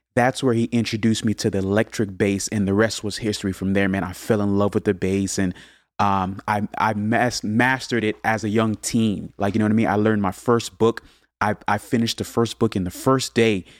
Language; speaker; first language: English; early bilingual, other home language; Haitian Creole